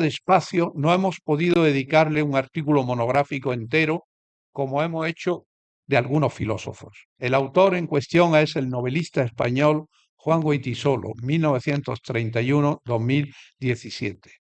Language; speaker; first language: Spanish; native; Spanish